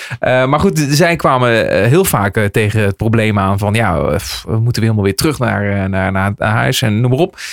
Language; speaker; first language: Dutch; native; Dutch